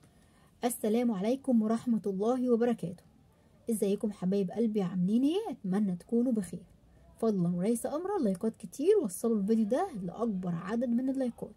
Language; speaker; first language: Arabic; native; Arabic